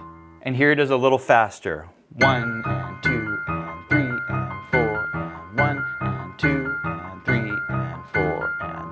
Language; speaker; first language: English; native; English